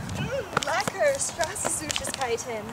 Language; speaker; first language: German; non-native, learner; English